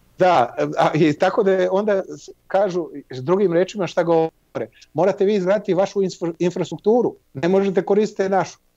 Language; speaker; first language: Serbian; early bilingual, heritage; Serbian